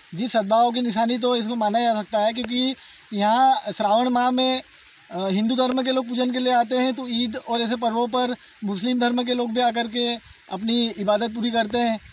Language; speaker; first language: Hindi; native; Hindi